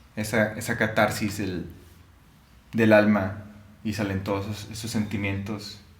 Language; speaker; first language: Spanish; native; Spanish